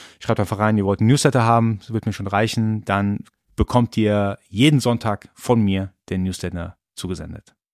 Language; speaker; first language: German; early bilingual, other home language; Persian